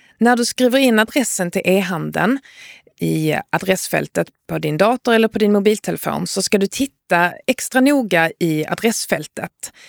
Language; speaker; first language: Swedish; native; Swedish